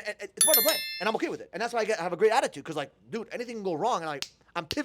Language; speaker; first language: English; native; English